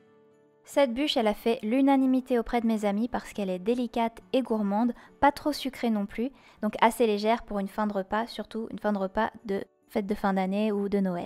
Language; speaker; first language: French; native; French